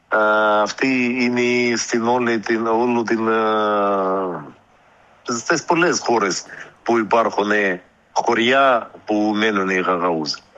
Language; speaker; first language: Greek; early bilingual, heritage; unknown